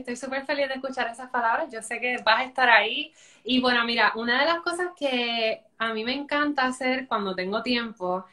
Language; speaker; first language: Spanish; native; Spanish